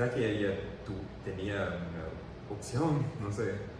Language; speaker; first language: Spanish; non-native, fluent; English